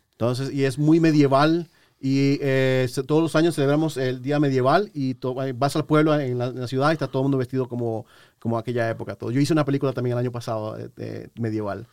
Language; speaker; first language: Spanish; native; Spanish